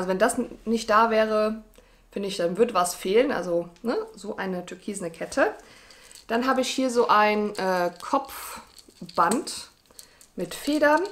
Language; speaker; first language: German; native; German